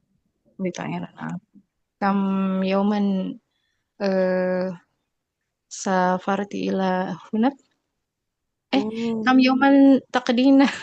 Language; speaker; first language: Arabic; non-native, learner; Indonesian